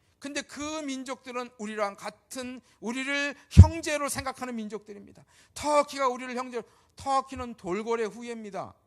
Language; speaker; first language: Korean; native; Korean